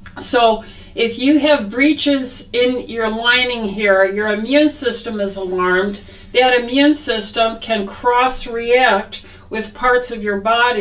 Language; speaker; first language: English; native; English